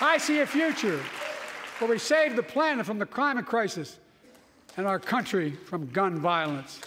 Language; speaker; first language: English; native; English